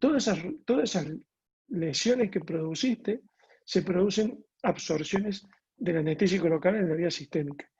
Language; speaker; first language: Spanish; native; Spanish